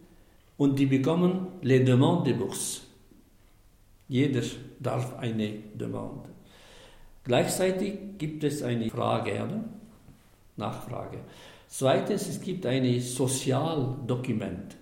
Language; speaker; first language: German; non-native, fluent; Arabic